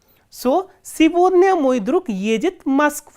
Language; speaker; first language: Russian; non-native, fluent; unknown